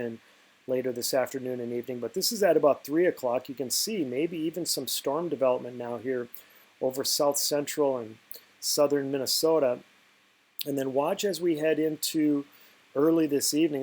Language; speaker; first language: English; native; English